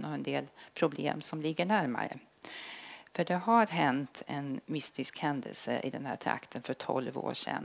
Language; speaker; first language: Swedish; native; Swedish